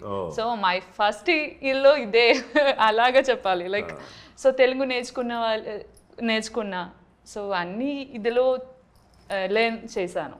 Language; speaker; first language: Telugu; non-native, local second language; Malayalam